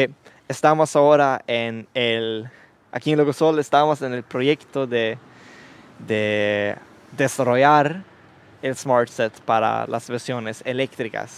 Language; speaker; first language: Spanish; non-native, learner; Swedish